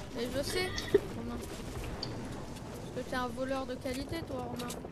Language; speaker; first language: French; native; French